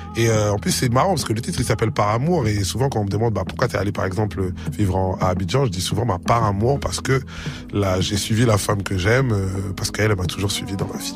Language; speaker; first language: French; early bilingual, other home language; Lingala